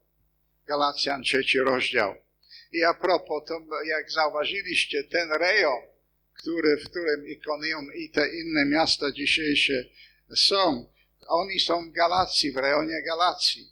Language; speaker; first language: Polish; non-native, fluent; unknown